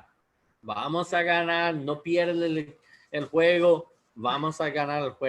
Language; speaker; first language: Spanish; non-native, learner; English